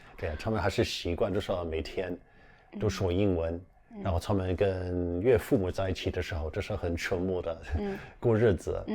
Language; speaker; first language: Chinese; non-native, fluent; English